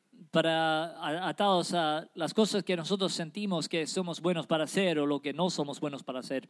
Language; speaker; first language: Spanish; native; Spanish